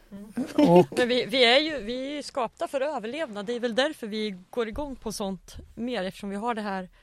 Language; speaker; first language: Swedish; native; Swedish